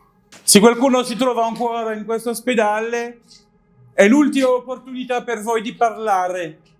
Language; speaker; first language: Italian; non-native, learner; French